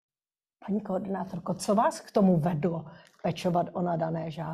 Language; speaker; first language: Czech; native; Czech